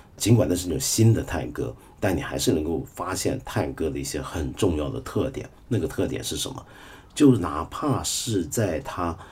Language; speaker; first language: Chinese; native; Chinese